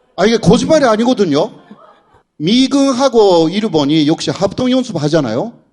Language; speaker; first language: Korean; non-native, fluent; Japanese